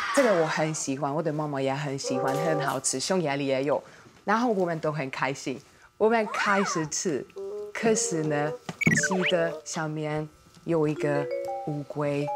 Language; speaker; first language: Chinese; non-native, learner; Hungarian